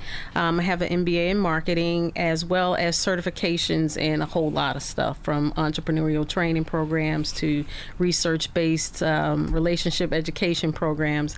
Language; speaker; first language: English; native; English